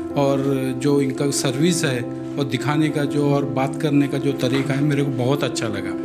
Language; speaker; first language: Hindi; non-native, local second language; Urdu